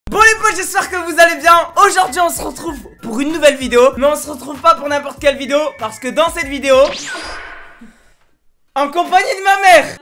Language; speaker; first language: French; native; French